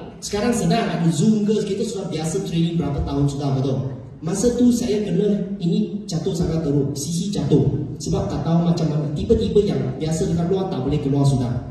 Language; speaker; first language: Malay; non-native, local second language; Chinese